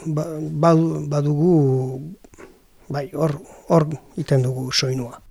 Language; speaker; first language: Basque; non-native, learner; French